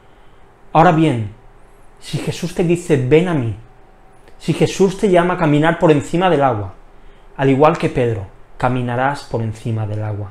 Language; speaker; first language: Spanish; native; Spanish